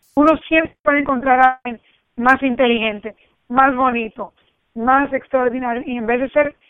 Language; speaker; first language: Spanish; early bilingual, heritage; Spanish